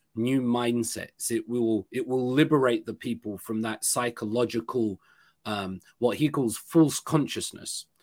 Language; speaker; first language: English; native; English